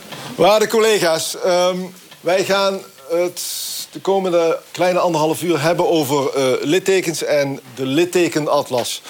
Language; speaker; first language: Dutch; native; Dutch